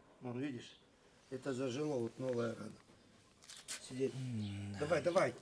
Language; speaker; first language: Russian; native; Russian